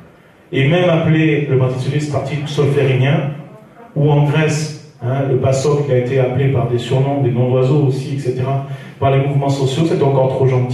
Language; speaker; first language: French; native; French